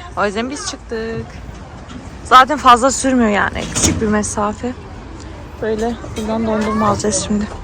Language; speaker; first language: Turkish; early bilingual, heritage; Turkish